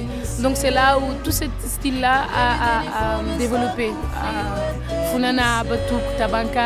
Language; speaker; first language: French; non-native, fluent; Kabuverdianu